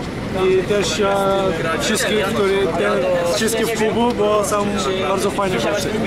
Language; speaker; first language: Polish; non-native, learner; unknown